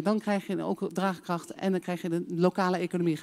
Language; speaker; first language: Dutch; native; Dutch